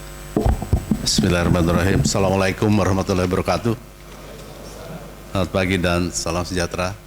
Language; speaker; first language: Indonesian; native; Indonesian